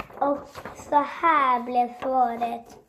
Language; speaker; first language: Swedish; early bilingual, other home language; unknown